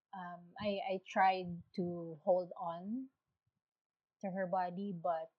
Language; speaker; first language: English; non-native, local second language; Waray